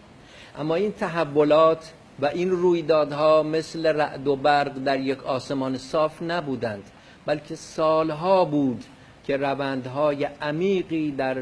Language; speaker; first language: Persian; non-native, local second language; Kurdish